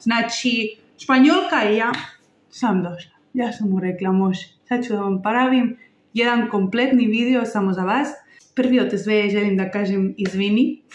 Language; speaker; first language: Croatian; non-native, learner; Spanish